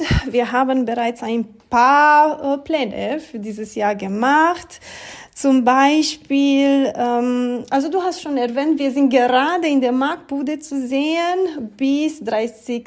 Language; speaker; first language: German; non-native, fluent; Romanian